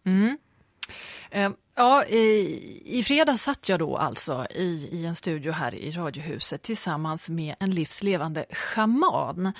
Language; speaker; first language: Swedish; native; Swedish